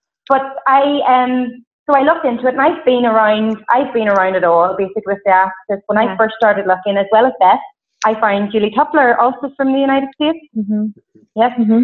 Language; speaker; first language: English; native; English